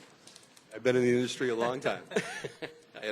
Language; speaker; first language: English; native; English